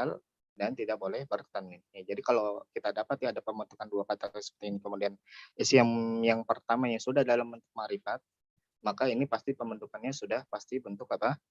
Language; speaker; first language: Indonesian; native; Indonesian